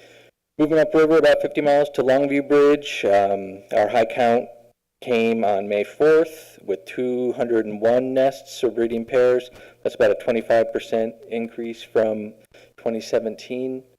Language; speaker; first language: English; native; English